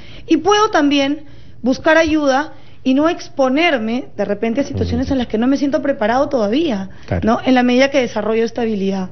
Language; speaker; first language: Spanish; native; Spanish